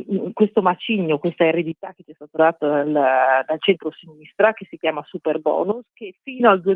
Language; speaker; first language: Italian; native; Italian